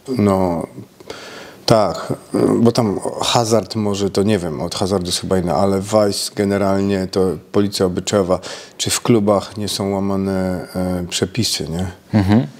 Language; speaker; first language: Polish; native; Polish